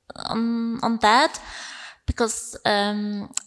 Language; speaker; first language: English; non-native, fluent; Bulgarian